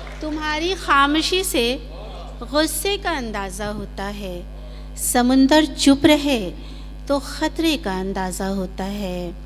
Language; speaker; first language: Urdu; native; Urdu